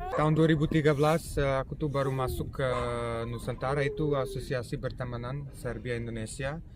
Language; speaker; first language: Indonesian; non-native, fluent; Serbian